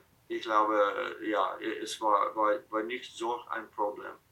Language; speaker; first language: German; non-native, fluent; English